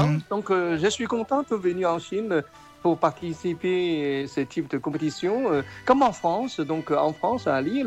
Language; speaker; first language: French; non-native, learner; Chinese